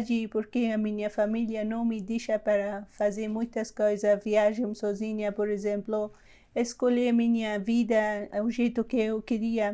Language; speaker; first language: Portuguese; non-native, learner; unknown